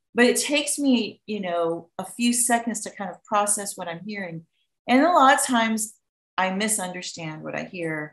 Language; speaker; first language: English; native; English